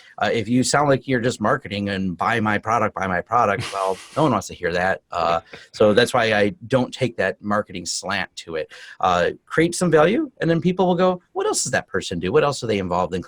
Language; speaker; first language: English; native; English